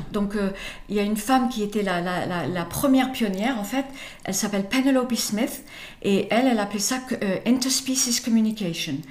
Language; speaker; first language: French; early bilingual, other home language; English